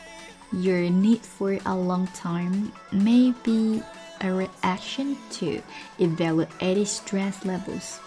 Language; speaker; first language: English; non-native, fluent; Chinese